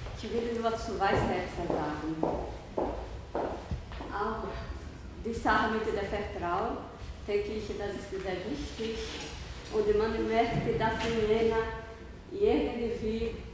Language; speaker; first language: German; non-native, learner; Portuguese